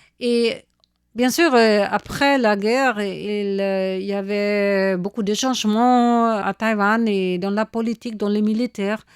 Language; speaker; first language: French; non-native, fluent; German